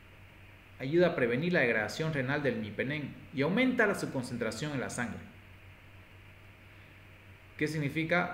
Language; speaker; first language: Spanish; native; Spanish